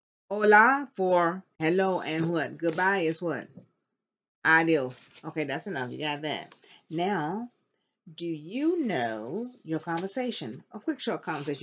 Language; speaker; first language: English; native; English